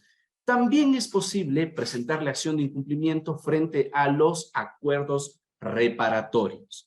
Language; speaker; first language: Spanish; native; Spanish